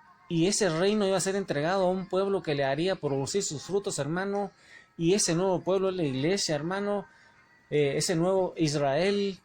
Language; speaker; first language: Spanish; native; Spanish